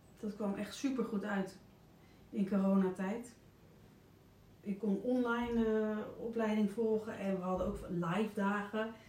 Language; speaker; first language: Dutch; native; Dutch